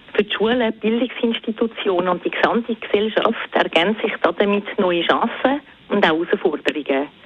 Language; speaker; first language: German; native; German